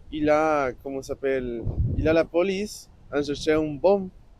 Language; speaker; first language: French; non-native, learner; Spanish